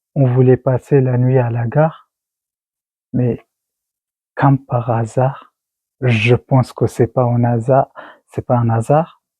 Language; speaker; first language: French; non-native, learner; Persian